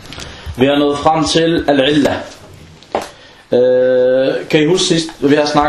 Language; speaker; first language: Danish; non-native, fluent; Arabic